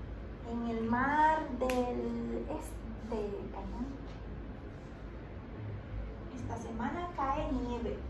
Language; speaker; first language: Spanish; non-native, fluent; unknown